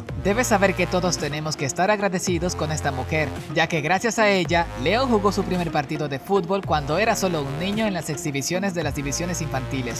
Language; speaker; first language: Spanish; native; Spanish